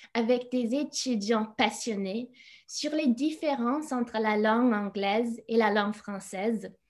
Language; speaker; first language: French; non-native, fluent; English